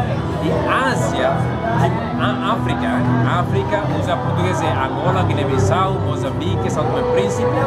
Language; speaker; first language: Portuguese; non-native, learner; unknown